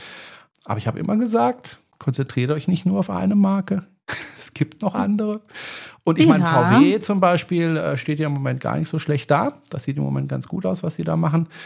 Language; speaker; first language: German; native; German